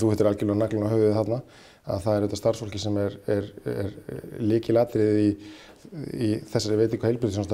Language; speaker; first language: Icelandic; native; Icelandic